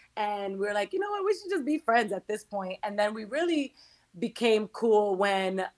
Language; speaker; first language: English; early bilingual, other home language; Spanish